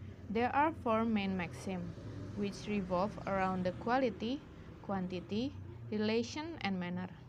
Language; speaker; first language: English; non-native, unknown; Indonesian